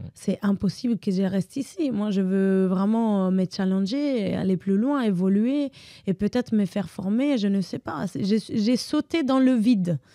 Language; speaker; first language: French; non-native, fluent; Italian